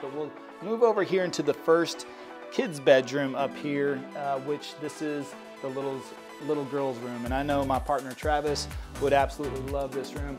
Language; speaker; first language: English; native; English